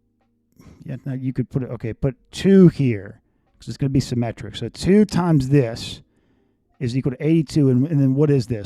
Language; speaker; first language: English; native; English